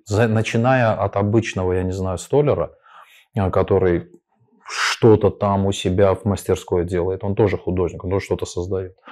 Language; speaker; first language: Russian; non-native, local second language; Armenian